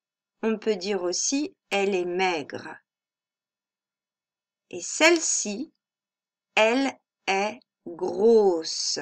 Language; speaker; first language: French; native; French